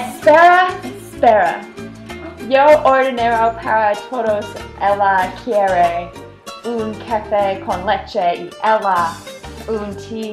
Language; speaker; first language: Spanish; non-native, learner; English